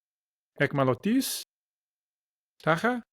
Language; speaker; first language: Greek; non-native, learner; English